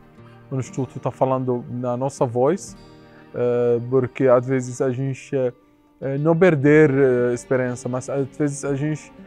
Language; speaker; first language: Portuguese; non-native, learner; Arabic